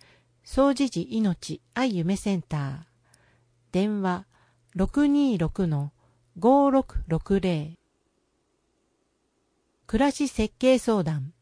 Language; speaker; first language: Japanese; native; Japanese